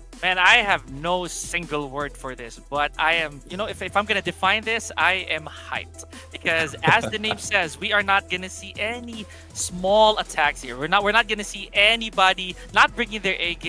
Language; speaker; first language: English; non-native, local second language; Filipino